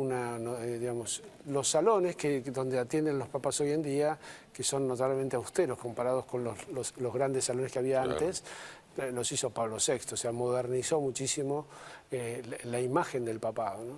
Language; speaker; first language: Spanish; native; Spanish